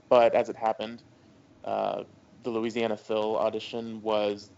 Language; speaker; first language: English; native; English